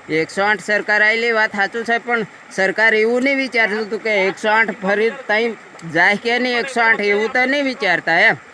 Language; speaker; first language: Gujarati; non-native, local second language; Rathawi